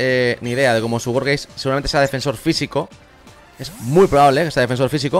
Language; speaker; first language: Spanish; native; Spanish